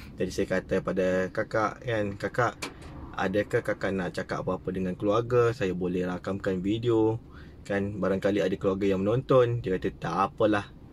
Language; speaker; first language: Malay; native; Malay